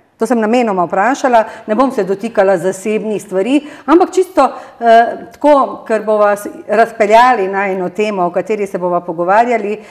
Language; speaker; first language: Slovenian; native; Slovenian